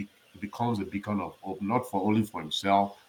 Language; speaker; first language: English; non-native, local second language; Yoruba